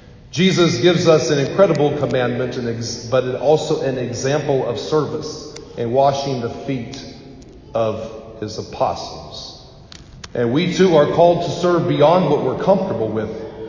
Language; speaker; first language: English; native; English